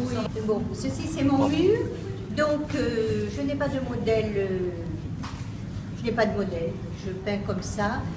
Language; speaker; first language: French; native; French